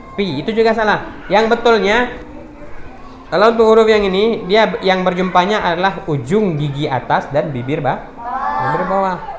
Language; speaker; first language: Indonesian; non-native, local second language; Achinese